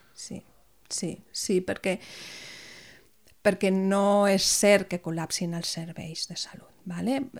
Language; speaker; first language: Catalan; non-native, local second language; Spanish